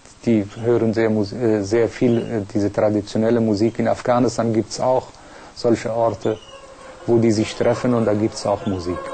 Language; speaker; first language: German; non-native, fluent; Persian